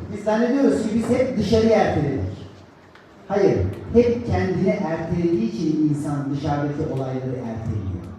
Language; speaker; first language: Turkish; native; Turkish